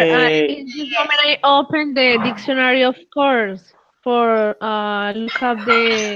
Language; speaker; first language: English; non-native, learner; Spanish